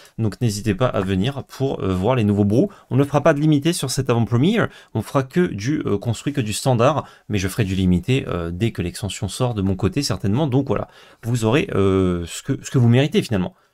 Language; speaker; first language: French; native; French